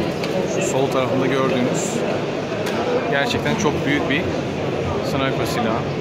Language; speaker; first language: Turkish; native; Turkish